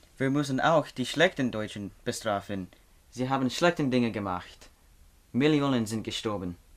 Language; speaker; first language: German; non-native, learner; English